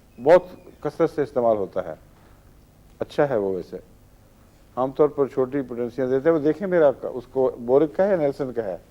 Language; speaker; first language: Urdu; native; Urdu